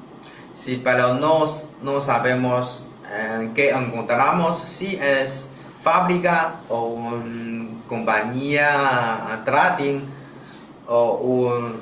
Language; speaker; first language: Spanish; non-native, learner; Chinese